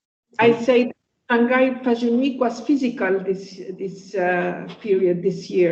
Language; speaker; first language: English; non-native, fluent; Italian